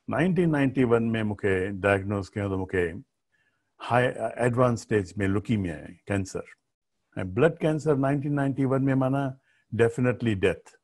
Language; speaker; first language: Sindhi; early bilingual, heritage; Sindhi